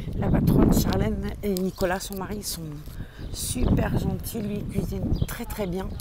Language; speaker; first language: French; native; French